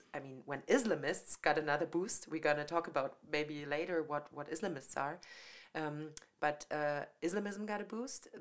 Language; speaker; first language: English; non-native, fluent; German